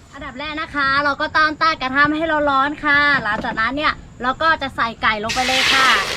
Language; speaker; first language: Thai; non-native, local second language; Lahu